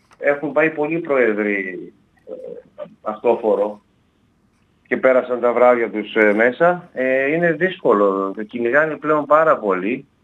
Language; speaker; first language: Greek; native; Greek